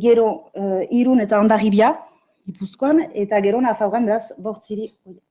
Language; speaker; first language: Basque; native; Basque